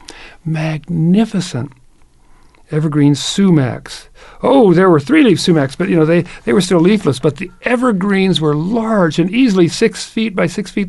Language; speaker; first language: English; native; English